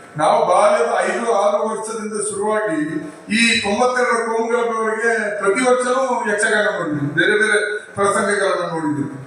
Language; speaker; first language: Kannada; non-native, local second language; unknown